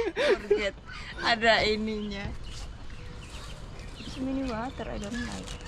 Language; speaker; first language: English; non-native, learner; Indonesian